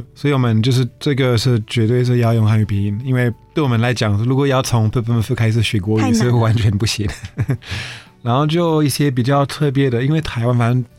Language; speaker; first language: Chinese; non-native, fluent; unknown